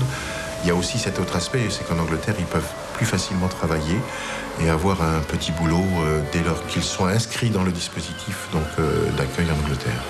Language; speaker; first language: French; native; French